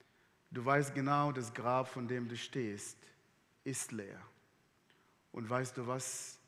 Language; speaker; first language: German; non-native, fluent; Arabic